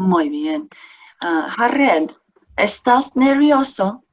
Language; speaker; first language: Spanish; non-native, fluent; English